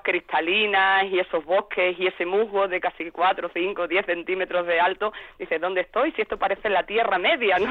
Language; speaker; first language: Spanish; native; Spanish